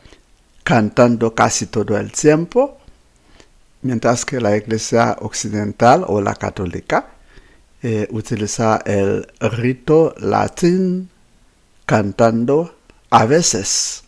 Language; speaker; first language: Spanish; non-native, fluent; Haitian Creole